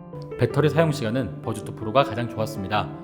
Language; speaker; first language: Korean; native; Korean